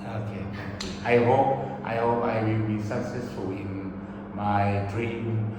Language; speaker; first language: English; early bilingual, other home language; Thai